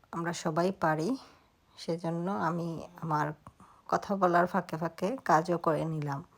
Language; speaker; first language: Bangla; non-native, local second language; Sylheti